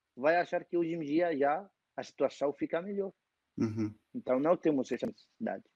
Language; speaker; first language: Portuguese; non-native, fluent; Arabic